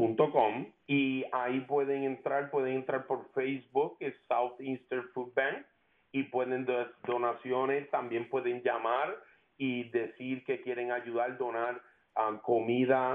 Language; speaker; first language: Spanish; early bilingual, heritage; Spanish